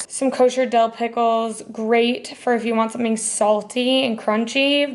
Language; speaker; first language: English; native; English